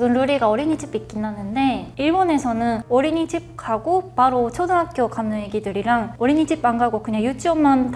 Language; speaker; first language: Korean; non-native, fluent; Japanese